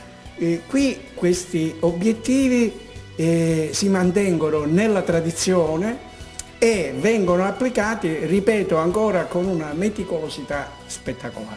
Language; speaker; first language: Italian; native; Italian